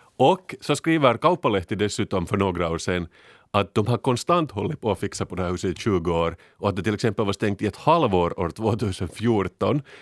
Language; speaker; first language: Swedish; native; Swedish